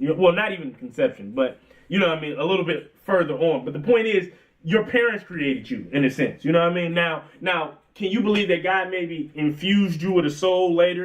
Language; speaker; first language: English; native; English